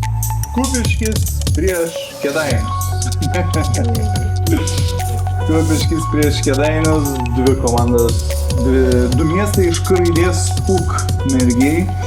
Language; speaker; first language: Lithuanian; native; Lithuanian